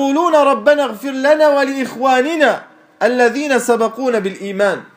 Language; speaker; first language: Arabic; non-native, fluent; French